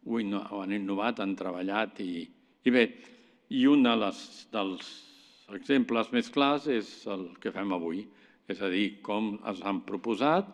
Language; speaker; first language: Catalan; native; Catalan